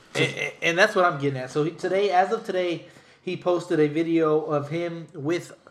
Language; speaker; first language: English; native; English